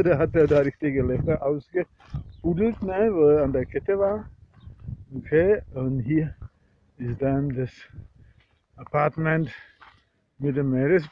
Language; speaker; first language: German; non-native, fluent; Czech